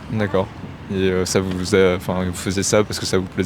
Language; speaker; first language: French; native; French